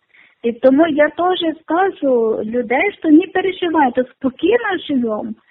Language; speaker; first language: Ukrainian; non-native, learner; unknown